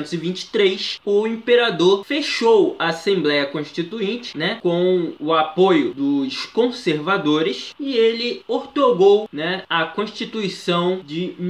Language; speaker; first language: Portuguese; native; Portuguese